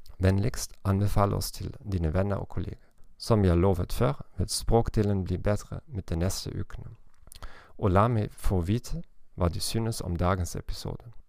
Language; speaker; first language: Norwegian; non-native, learner; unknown